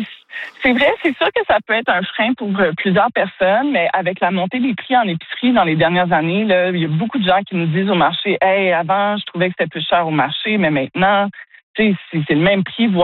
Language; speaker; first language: French; native; French